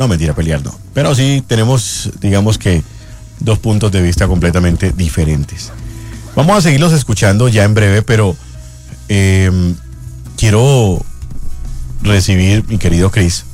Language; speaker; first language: Spanish; native; Spanish